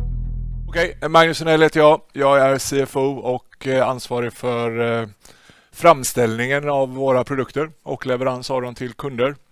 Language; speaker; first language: Swedish; native; Swedish